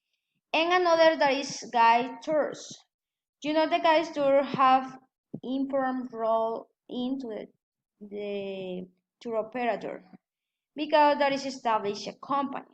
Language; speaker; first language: English; non-native, learner; Spanish